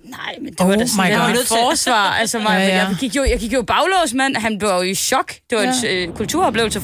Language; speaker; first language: Danish; native; Danish